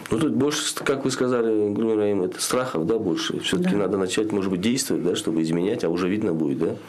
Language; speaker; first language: Russian; non-native, local second language; Kyrgyz